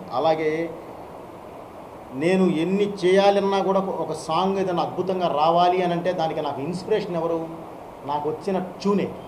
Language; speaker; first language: Telugu; native; Telugu